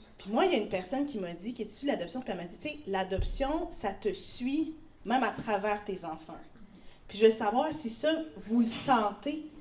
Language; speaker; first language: French; native; French